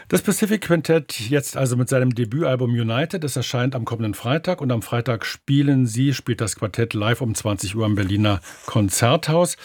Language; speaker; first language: German; native; German